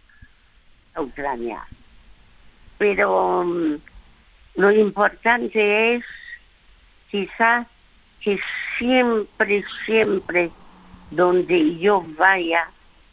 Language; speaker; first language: Spanish; early bilingual, other home language; French